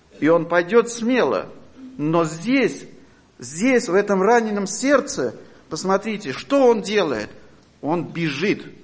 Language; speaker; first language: Russian; non-native, fluent; Armenian